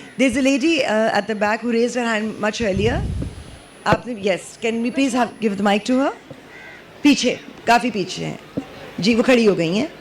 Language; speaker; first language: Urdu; native; Urdu